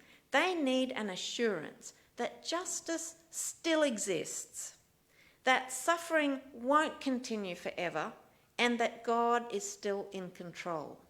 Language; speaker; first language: English; native; English